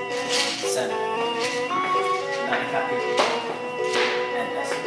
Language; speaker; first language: Japanese; non-native, learner; English